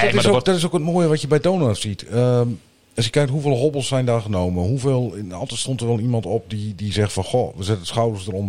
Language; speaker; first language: Dutch; native; Dutch